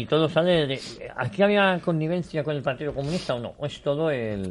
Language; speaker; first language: Spanish; native; Spanish